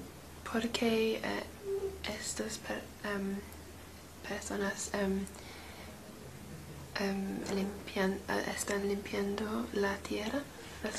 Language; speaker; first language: Spanish; non-native, learner; English